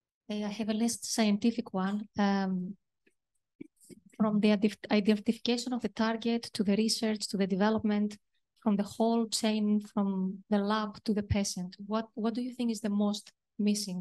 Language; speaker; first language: English; non-native, fluent; Greek